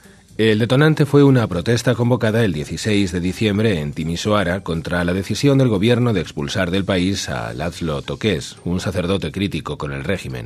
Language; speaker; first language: Spanish; native; Spanish